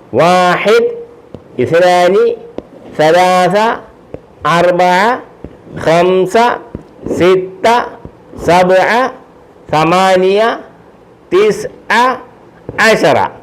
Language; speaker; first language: Arabic; non-native, fluent; Malayalam